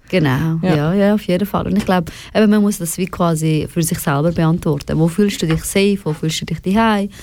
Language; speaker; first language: German; early bilingual, other home language; Persian